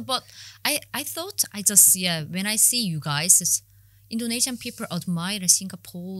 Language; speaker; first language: English; non-native, learner; Korean